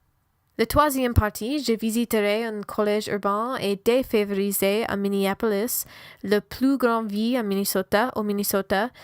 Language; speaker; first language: French; non-native, learner; English